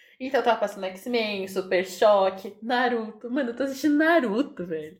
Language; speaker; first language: Portuguese; native; Portuguese